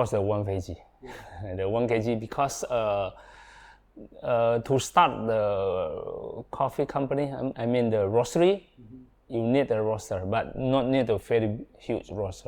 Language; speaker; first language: English; non-native, learner; Indonesian